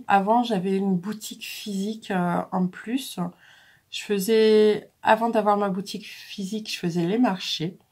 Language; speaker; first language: French; native; French